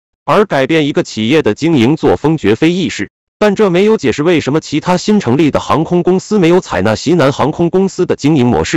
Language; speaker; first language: Chinese; native; Chinese